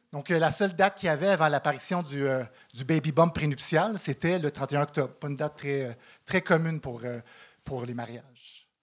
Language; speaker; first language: French; native; French